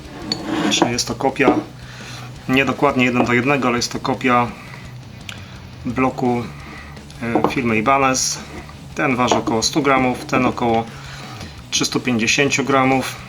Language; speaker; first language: Polish; native; Polish